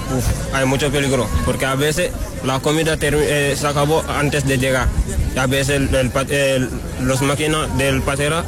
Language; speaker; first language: Spanish; non-native, learner; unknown